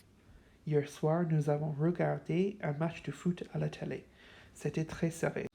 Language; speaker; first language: French; non-native, fluent; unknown